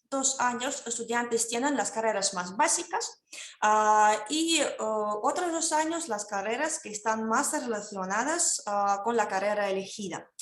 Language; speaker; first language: Spanish; non-native, fluent; Russian